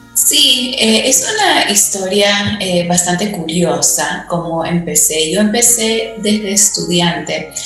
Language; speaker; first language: Spanish; native; Spanish